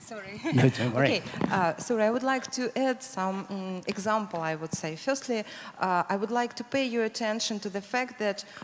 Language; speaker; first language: English; non-native, fluent; Russian